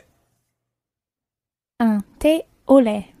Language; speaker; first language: French; non-native, learner; English